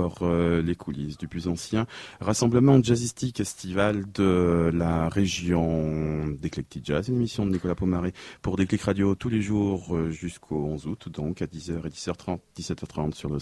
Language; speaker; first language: French; native; French